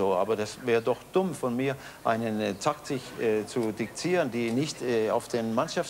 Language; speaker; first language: German; non-native, fluent; Danish